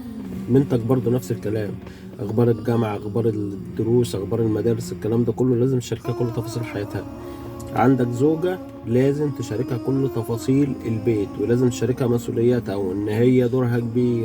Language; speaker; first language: Arabic; native; Arabic